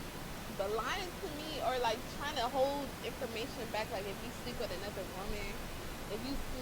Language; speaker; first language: English; native; English